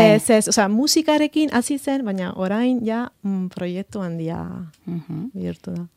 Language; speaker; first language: Basque; non-native, fluent; Italian